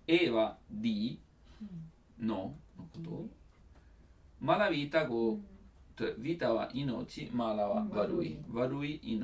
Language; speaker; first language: Japanese; non-native, learner; Italian